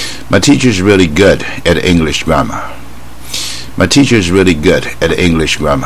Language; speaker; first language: English; non-native, fluent; Chinese